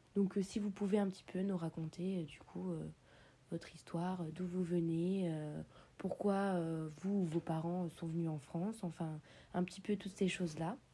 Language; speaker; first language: French; native; French